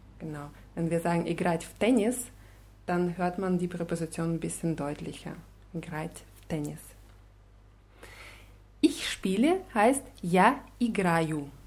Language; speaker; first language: German; non-native, fluent; Russian